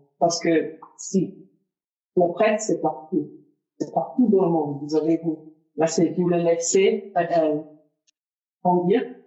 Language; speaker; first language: French; non-native, fluent; English